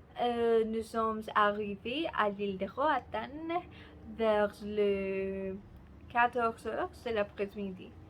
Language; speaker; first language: French; non-native, learner; Spanish